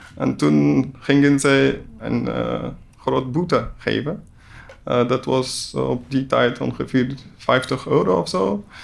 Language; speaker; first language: Dutch; non-native, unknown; Persian